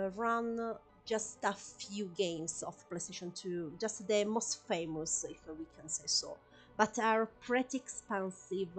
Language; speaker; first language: English; non-native, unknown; Italian